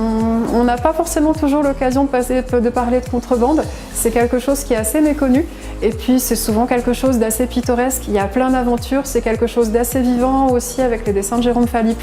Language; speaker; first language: French; native; French